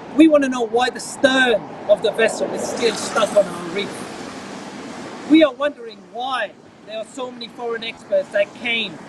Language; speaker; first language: English; non-native, local second language; Morisyen